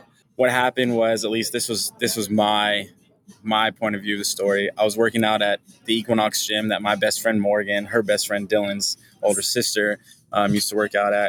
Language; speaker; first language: English; native; English